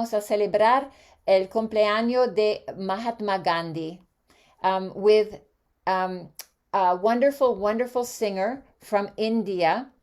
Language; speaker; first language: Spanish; non-native, learner; English